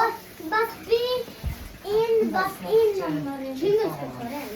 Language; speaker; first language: Mongolian; early bilingual, heritage; Mongolian